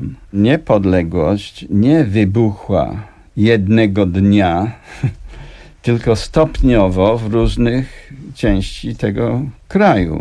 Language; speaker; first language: Polish; non-native, fluent; English